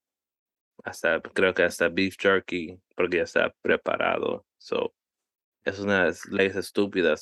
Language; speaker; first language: Spanish; early bilingual, heritage; Spanish